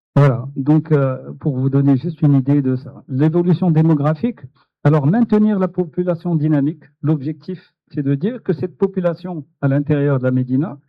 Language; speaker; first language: French; non-native, local second language; Arabic